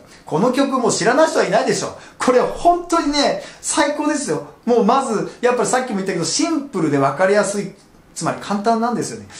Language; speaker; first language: Japanese; native; Japanese